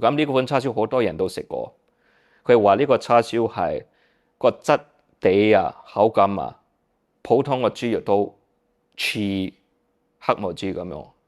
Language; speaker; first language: Cantonese; early bilingual, heritage; Cantonese